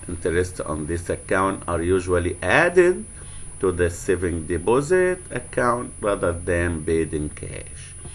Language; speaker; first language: English; non-native, fluent; Arabic